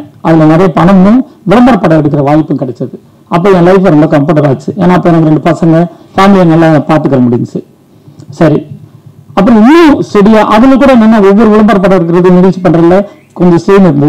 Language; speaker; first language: Tamil; native; Tamil